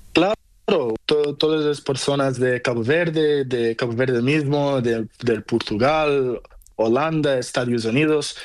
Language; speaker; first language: Spanish; non-native, learner; Portuguese